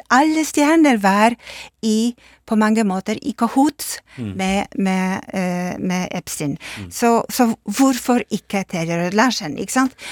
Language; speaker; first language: Norwegian; non-native, fluent; Polish